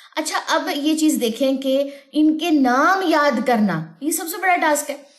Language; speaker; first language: Urdu; native; Urdu